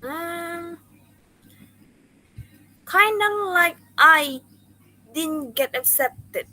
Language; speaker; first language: English; non-native, learner; Indonesian